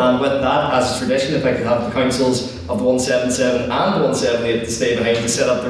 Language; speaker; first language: English; native; English